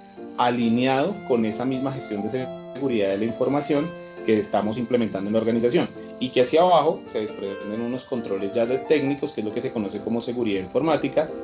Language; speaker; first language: Spanish; native; Spanish